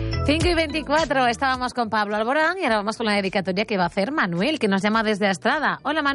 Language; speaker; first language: Spanish; native; Spanish